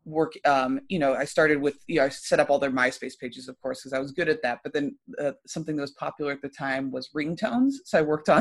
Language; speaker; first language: English; native; English